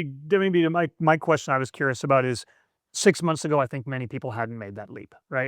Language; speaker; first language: English; native; English